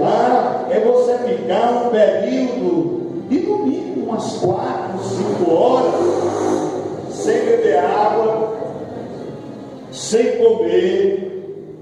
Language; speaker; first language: Portuguese; native; Portuguese